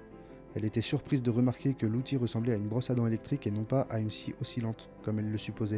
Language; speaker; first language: French; native; French